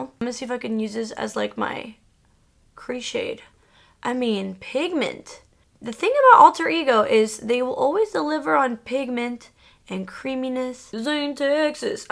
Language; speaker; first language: English; early bilingual, other home language; Spanish